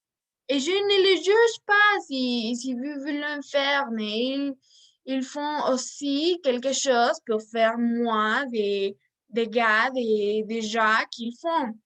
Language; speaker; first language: French; non-native, learner; Spanish